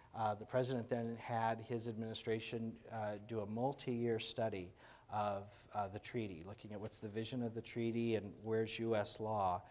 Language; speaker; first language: English; native; English